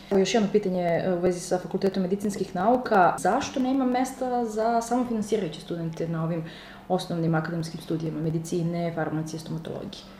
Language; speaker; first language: Serbian; native; Serbian